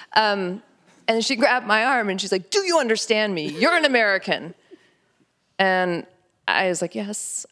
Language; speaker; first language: English; native; English